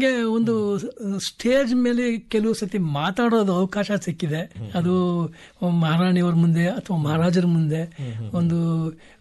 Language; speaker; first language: Kannada; native; Kannada